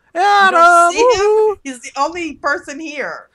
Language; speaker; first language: English; native; English